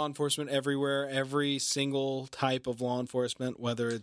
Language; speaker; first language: English; native; English